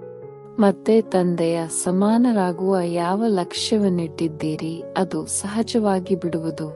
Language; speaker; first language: Kannada; native; Kannada